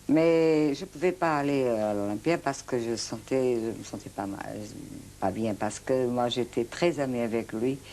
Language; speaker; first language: French; non-native, fluent; Portuguese